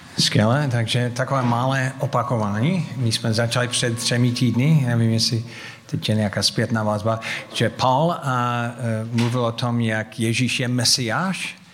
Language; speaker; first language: Czech; non-native, fluent; English